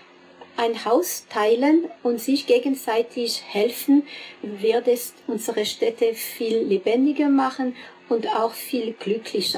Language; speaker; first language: German; non-native, fluent; French